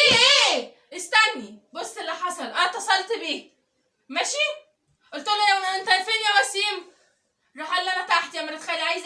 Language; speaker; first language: Arabic; native; Arabic